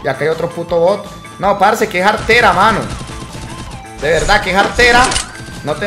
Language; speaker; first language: Spanish; native; Spanish